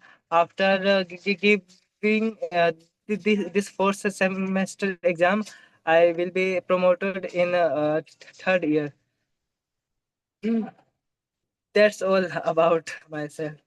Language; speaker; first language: English; non-native, local second language; Hindi